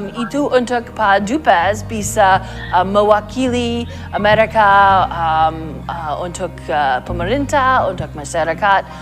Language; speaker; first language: Indonesian; non-native, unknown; English